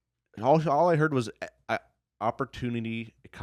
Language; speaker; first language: English; native; English